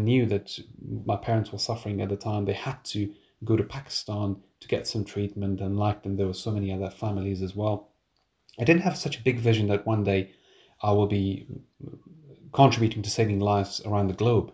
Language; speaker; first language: English; non-native, fluent; Persian